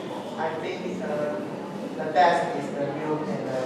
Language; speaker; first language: English; non-native, learner; Chinese